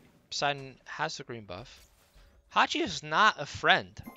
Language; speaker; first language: English; native; English